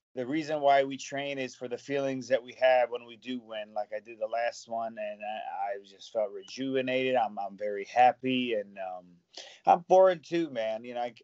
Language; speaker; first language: English; native; English